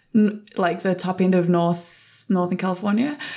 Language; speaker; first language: English; native; English